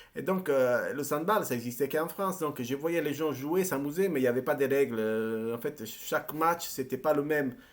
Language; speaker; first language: French; non-native, fluent; Italian